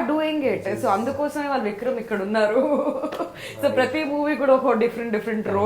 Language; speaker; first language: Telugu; native; Telugu